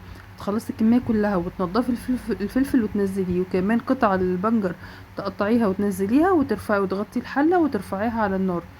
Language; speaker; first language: Arabic; native; Arabic